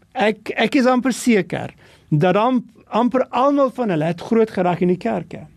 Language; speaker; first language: Afrikaans; non-native, local second language; English